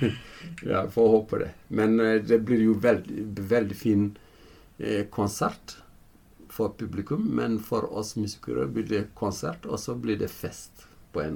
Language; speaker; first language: Norwegian; non-native, fluent; Fula